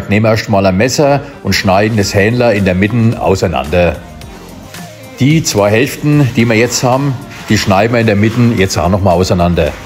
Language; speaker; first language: German; native; German